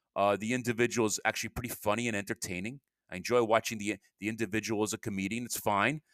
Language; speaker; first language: English; native; English